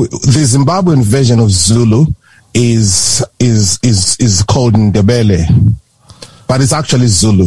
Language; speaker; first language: English; non-native, local second language; Shona